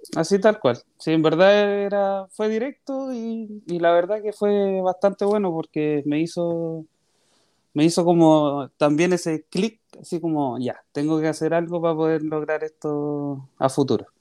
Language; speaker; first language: Spanish; native; Spanish